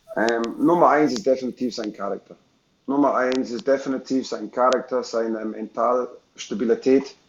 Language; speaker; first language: German; non-native, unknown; English